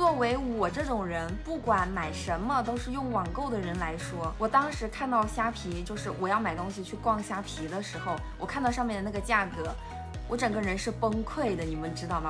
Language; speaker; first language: Chinese; native; Chinese